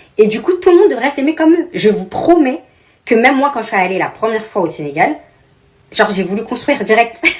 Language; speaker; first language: French; native; French